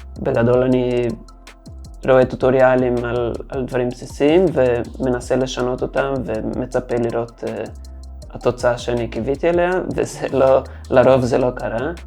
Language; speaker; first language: Hebrew; non-native, fluent; Portuguese